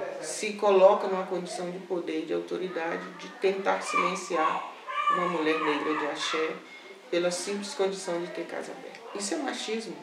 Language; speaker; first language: Portuguese; native; Portuguese